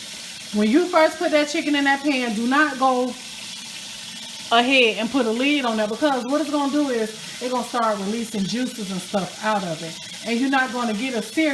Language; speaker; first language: English; native; English